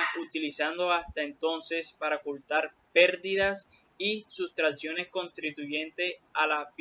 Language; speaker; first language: Spanish; native; Spanish